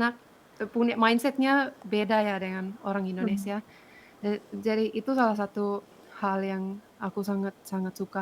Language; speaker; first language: Indonesian; non-native, fluent; Finnish